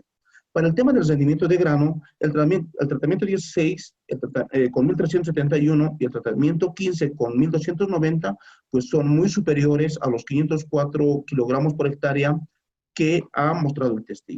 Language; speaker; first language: Spanish; native; Spanish